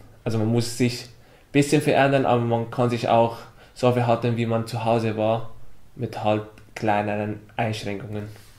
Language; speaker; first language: German; non-native, local second language; Arabic